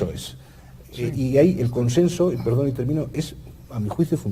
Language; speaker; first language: Spanish; native; Spanish